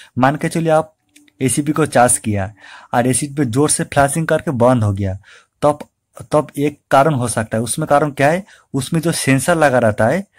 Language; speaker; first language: Hindi; non-native, local second language; Bangla